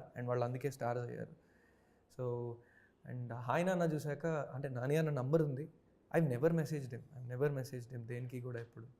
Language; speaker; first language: Telugu; native; Telugu